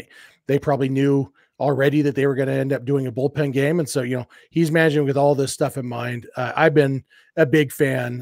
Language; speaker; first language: English; native; English